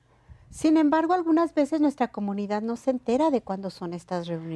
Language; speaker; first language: Spanish; native; Spanish